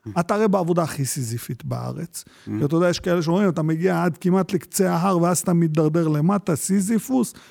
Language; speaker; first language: Hebrew; native; Hebrew